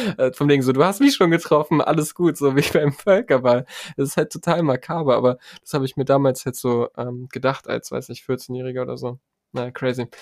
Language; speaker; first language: German; native; German